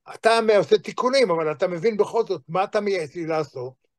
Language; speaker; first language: Hebrew; native; Hebrew